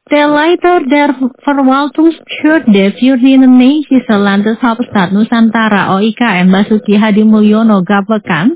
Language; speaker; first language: German; non-native, fluent; Indonesian